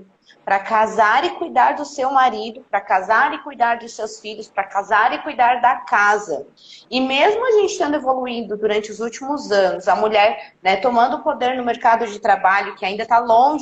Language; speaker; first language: Portuguese; native; Portuguese